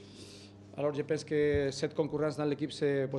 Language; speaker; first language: French; non-native, learner; Spanish